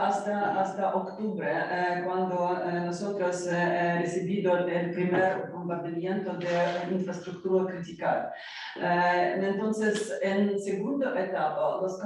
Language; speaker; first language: Spanish; non-native, learner; Ukrainian